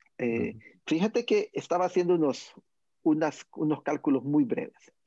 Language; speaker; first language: Spanish; native; Spanish